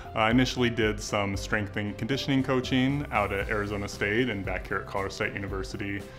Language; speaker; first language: English; native; English